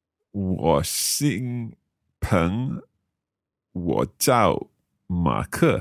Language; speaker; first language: Chinese; non-native, learner; English